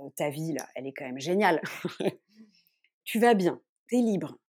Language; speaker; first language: French; native; French